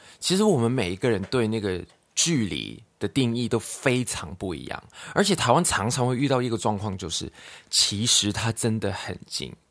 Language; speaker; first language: Chinese; non-native, local second language; Cantonese